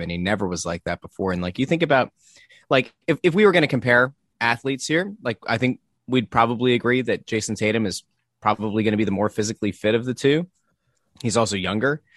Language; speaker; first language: English; native; English